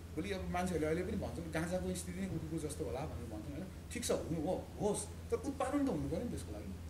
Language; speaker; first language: Nepali; native; Nepali